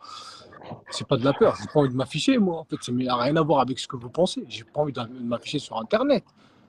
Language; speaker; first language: French; native; French